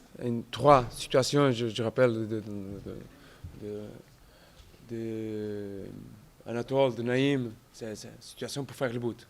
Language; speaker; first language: French; non-native, learner; Portuguese